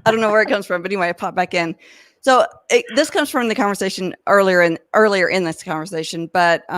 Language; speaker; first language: English; native; English